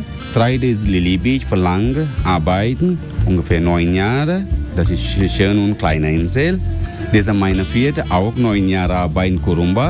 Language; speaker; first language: German; non-native, learner; Sinhala